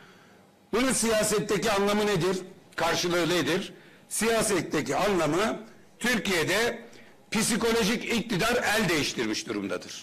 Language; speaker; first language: Turkish; native; Turkish